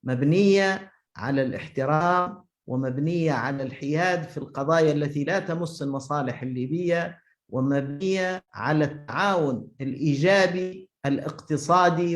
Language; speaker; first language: Arabic; native; Arabic